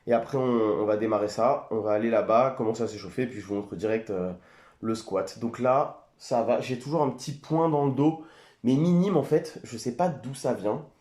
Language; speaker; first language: French; native; French